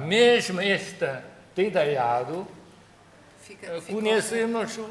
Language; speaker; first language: Portuguese; non-native, fluent; Chinese